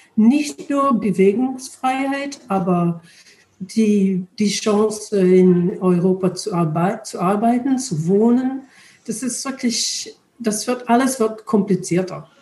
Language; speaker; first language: German; non-native, learner; English